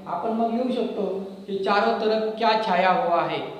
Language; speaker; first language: Hindi; non-native, local second language; Marathi